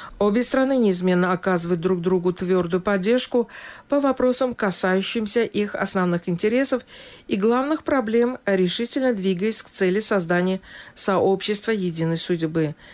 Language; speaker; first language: Russian; non-native, local second language; Tajik